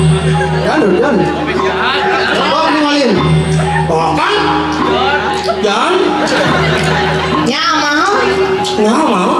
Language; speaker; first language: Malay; non-native, local second language; Balinese